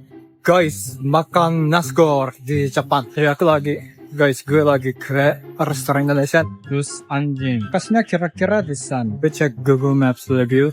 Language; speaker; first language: Indonesian; non-native, fluent; Japanese